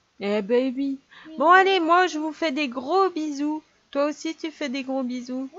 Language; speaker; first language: French; native; French